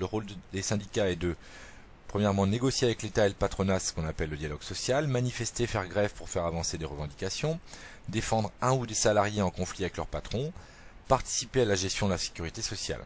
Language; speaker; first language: French; native; French